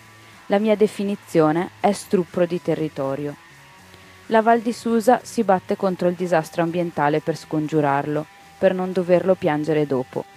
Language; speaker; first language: Italian; native; Italian